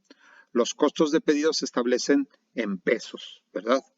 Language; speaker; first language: Spanish; native; Spanish